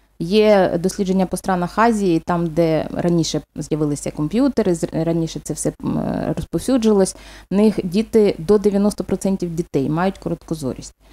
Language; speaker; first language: Ukrainian; non-native, local second language; Russian